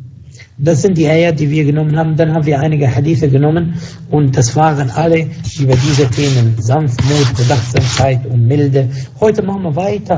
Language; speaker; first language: German; non-native, fluent; Arabic